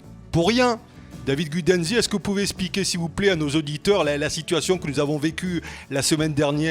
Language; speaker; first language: French; native; French